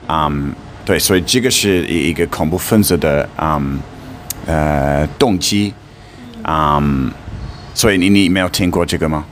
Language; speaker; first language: Chinese; non-native, fluent; English